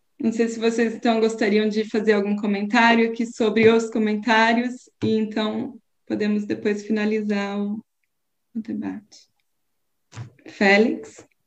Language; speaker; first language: Portuguese; native; Portuguese